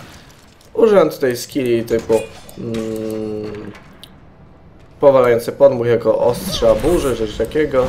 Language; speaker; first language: Polish; native; Polish